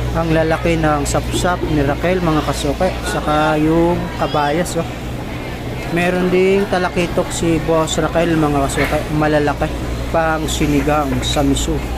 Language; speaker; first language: Filipino; native; Filipino